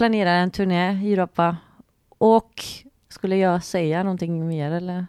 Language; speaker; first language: Swedish; non-native, fluent; Greek